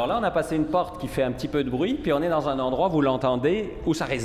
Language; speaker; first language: French; native; French